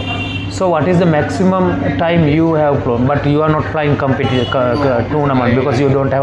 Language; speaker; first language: English; non-native, fluent; Sinhala